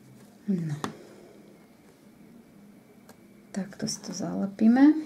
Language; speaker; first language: Slovak; native; Slovak